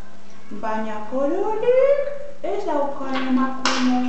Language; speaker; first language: Basque; non-native, learner; Spanish